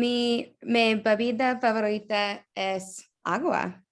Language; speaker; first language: Spanish; non-native, learner; English